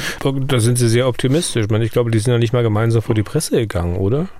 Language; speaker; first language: German; native; German